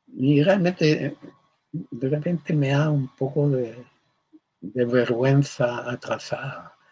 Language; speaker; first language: Spanish; early bilingual, other home language; German